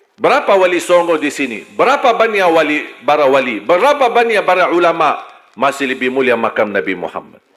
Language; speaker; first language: Malay; non-native, fluent; Arabic